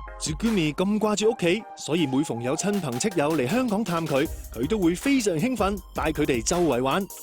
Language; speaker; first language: Cantonese; native; Cantonese